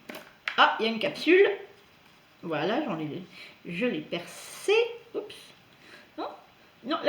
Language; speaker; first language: French; native; French